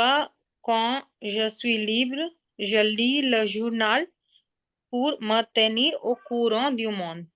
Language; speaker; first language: French; non-native, learner; Hindi